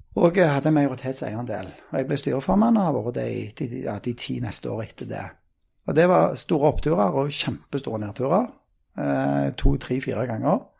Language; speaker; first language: Norwegian; native; Norwegian